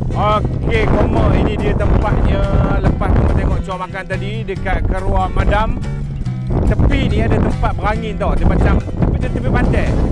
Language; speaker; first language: Malay; native; Malay